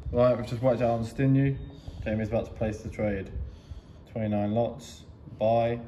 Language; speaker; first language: English; native; English